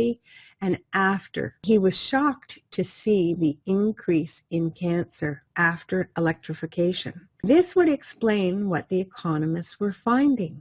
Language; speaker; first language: English; native; English